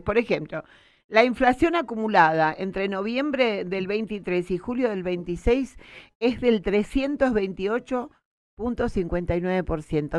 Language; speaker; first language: Spanish; native; Spanish